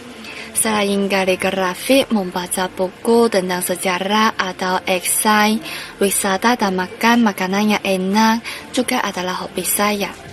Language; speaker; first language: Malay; non-native, learner; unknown